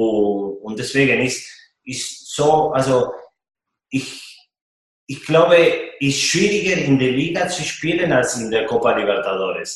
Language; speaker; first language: German; non-native, fluent; Spanish